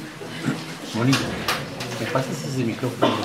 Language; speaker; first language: Spanish; native; Spanish